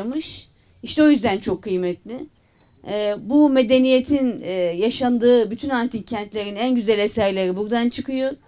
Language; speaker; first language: Turkish; native; Turkish